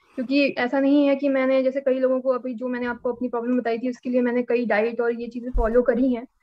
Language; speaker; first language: Hindi; native; Hindi